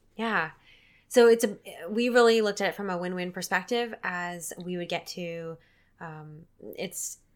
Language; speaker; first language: English; native; English